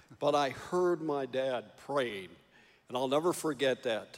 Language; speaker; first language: English; native; English